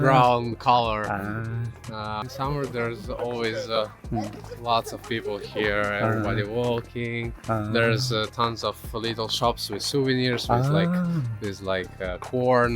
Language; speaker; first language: English; non-native, fluent; Russian